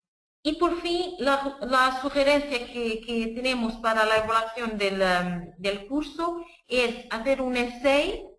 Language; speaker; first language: Spanish; non-native, fluent; Portuguese